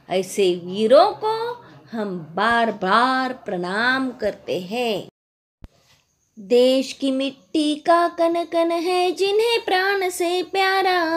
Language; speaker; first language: Hindi; non-native, local second language; Marathi